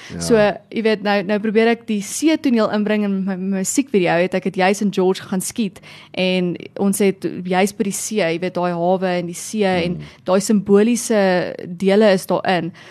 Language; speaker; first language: Afrikaans; native; Afrikaans